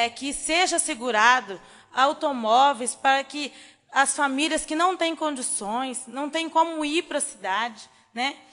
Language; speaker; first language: Portuguese; native; Portuguese